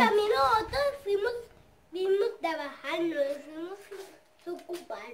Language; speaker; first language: Spanish; early bilingual, heritage; Spanish